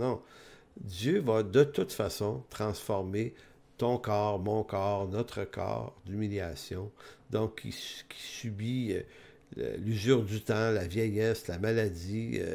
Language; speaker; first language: French; native; French